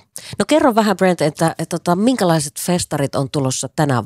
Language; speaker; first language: Finnish; native; Finnish